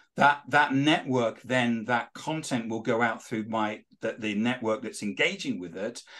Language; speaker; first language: English; native; English